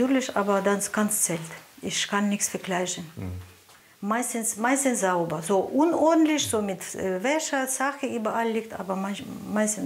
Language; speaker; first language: German; non-native, learner; Russian